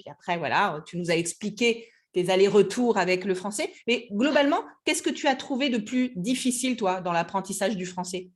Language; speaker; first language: French; native; French